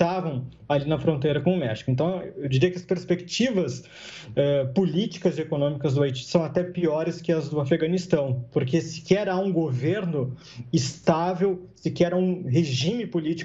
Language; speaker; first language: Portuguese; native; Portuguese